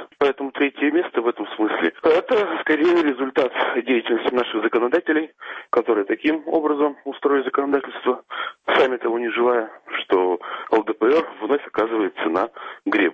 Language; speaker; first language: Russian; native; Russian